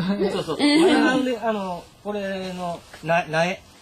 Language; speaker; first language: Japanese; native; Japanese